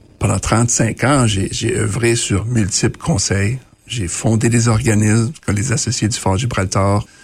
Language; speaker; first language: French; native; French